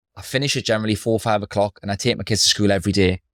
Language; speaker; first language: English; native; English